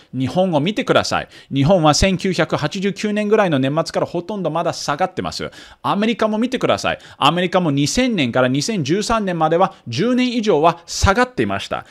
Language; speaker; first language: Japanese; early bilingual, heritage; Japanese